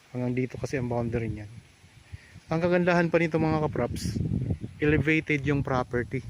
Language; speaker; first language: Filipino; non-native, local second language; Cebuano